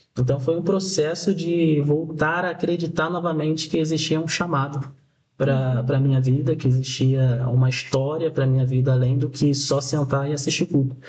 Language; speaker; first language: Portuguese; native; Portuguese